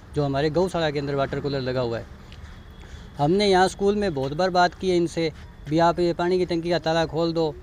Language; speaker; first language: Hindi; native; Hindi